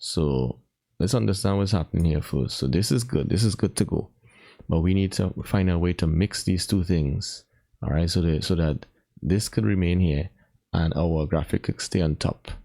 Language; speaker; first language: English; native; English